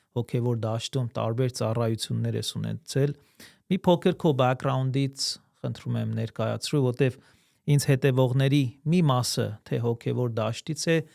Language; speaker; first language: Armenian; early bilingual, heritage; Armenian